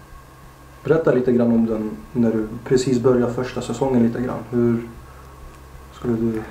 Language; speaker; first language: Swedish; native; Swedish